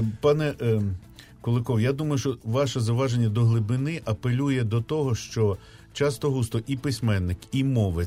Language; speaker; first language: Ukrainian; native; Ukrainian